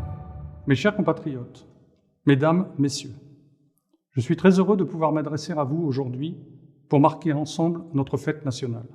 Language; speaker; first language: French; native; French